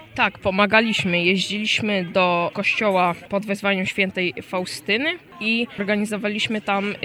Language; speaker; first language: Polish; native; Polish